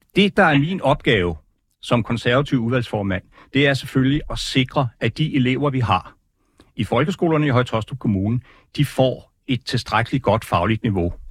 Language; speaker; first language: Danish; native; Danish